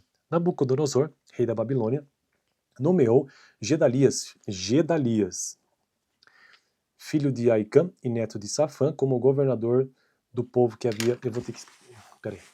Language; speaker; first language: Portuguese; native; Portuguese